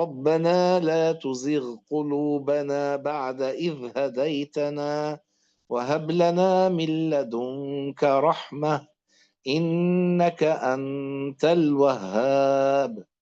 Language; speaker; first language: Arabic; native; Arabic